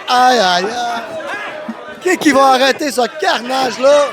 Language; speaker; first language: French; native; French